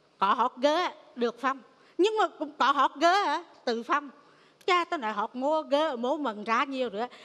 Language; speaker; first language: Vietnamese; native; Vietnamese